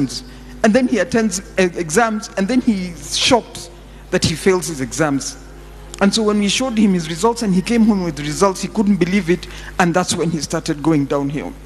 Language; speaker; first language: English; non-native, local second language; Swahili